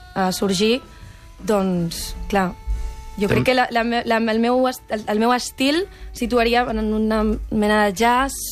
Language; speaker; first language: Catalan; native; Catalan